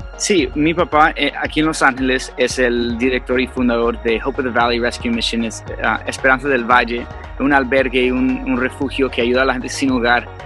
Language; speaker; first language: Spanish; non-native, fluent; English